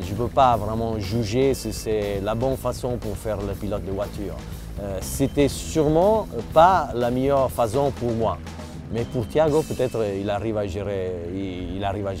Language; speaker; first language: French; non-native, fluent; Italian